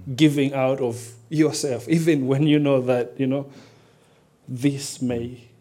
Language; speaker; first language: English; non-native, local second language; Nyanja